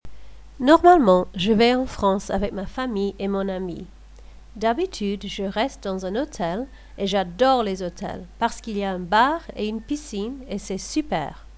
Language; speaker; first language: French; non-native, learner; English